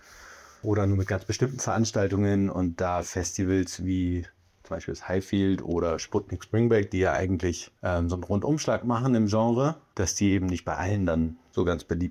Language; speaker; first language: German; native; German